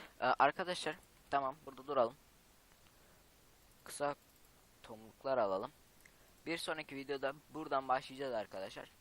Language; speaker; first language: Turkish; native; Turkish